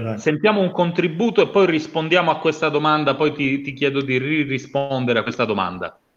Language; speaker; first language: Italian; native; Italian